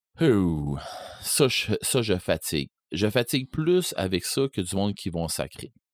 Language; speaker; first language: French; native; French